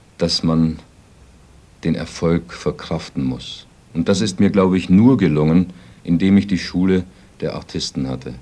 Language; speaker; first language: German; native; German